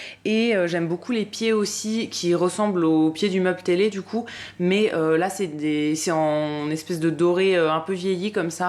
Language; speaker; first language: French; native; French